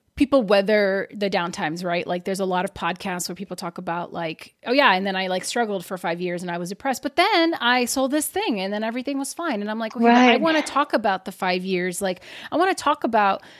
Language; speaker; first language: English; early bilingual, other home language; Portuguese